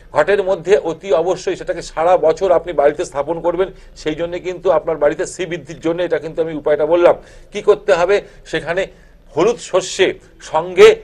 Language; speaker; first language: Bangla; native; Bangla